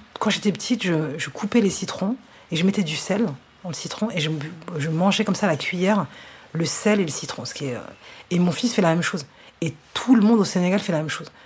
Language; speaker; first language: French; native; French